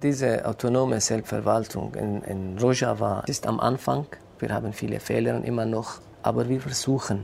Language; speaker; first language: German; non-native, fluent; Kurdish